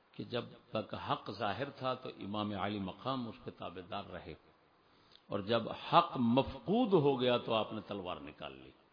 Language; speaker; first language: Urdu; native; Urdu